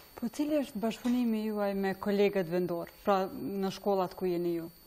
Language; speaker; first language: Albanian; native; Albanian